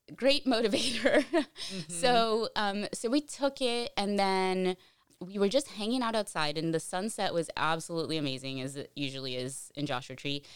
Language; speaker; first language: English; early bilingual, other home language; Portuguese